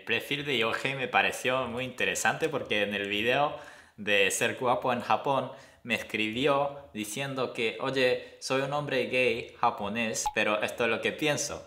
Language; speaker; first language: Spanish; non-native, fluent; Japanese